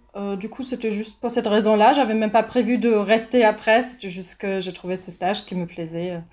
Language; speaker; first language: French; non-native, fluent; German